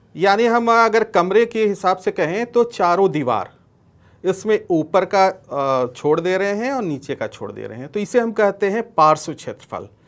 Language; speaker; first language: Hindi; native; Hindi